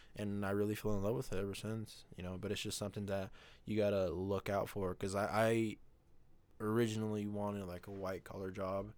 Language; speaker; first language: English; non-native, fluent; Spanish